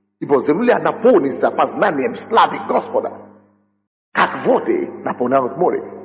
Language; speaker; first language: Russian; non-native, fluent; Yoruba